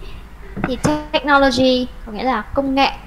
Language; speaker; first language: Vietnamese; native; Vietnamese